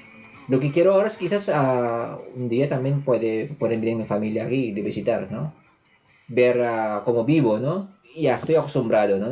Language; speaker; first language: Spanish; non-native, fluent; Filipino